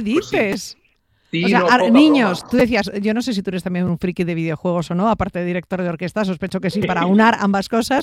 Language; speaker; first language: Spanish; native; Spanish